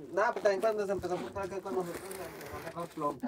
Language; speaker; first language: Spanish; native; Spanish